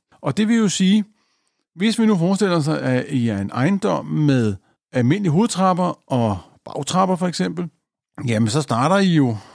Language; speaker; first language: Danish; native; Danish